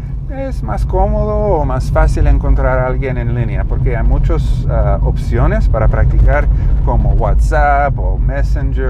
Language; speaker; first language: Spanish; non-native, learner; English